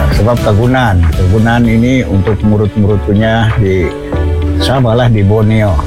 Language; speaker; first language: Malay; non-native, local second language; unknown